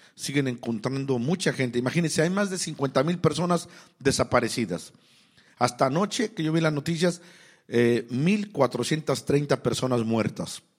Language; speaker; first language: Spanish; native; Spanish